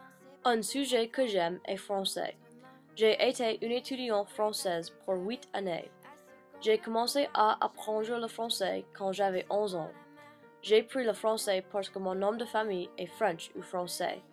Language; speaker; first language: French; non-native, learner; English